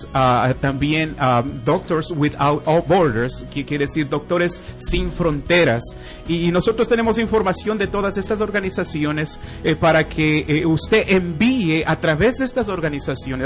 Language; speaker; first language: Spanish; native; Spanish